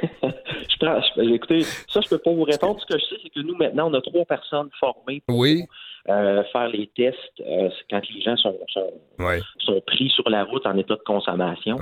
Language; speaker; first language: French; native; French